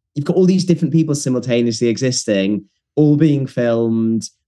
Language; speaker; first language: English; native; English